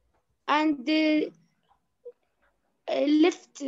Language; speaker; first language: English; non-native, learner; Arabic